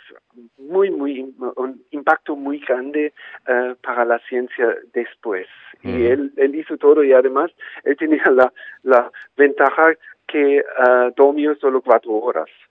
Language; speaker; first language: Spanish; non-native, fluent; German